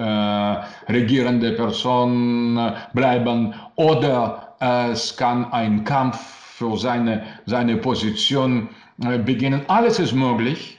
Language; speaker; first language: German; non-native, learner; Russian